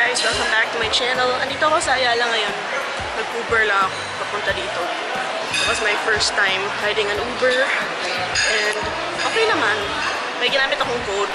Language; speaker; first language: Filipino; non-native, local second language; Cebuano